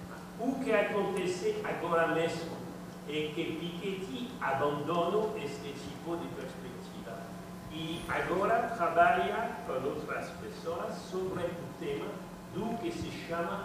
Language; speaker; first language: Portuguese; non-native, learner; French